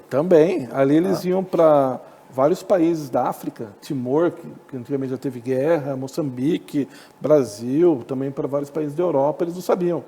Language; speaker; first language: Portuguese; native; Portuguese